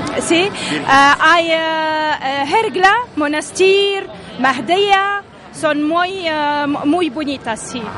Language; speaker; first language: Spanish; non-native, local second language; Arabic